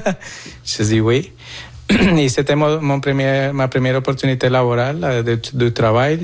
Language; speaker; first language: French; non-native, fluent; Spanish